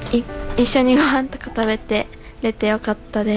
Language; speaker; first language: Japanese; non-native, learner; English